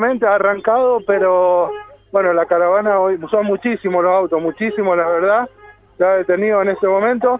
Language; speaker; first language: Spanish; native; Spanish